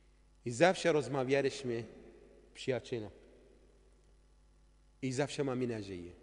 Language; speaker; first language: Polish; non-native, learner; Arabic